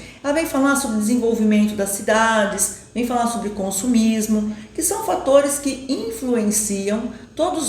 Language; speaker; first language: Portuguese; native; Portuguese